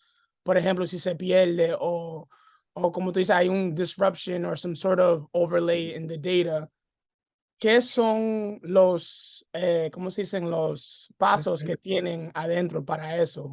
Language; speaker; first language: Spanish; early bilingual, heritage; English